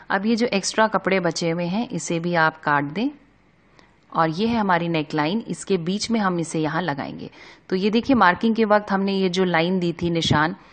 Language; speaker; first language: Hindi; native; Hindi